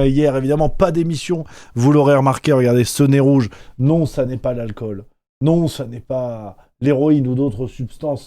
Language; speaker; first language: French; native; French